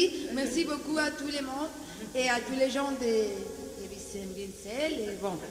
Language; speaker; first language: French; non-native, learner; Spanish